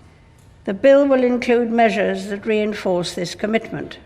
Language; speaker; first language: English; native; English